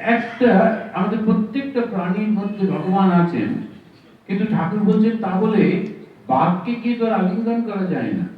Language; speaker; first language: Bangla; native; Bangla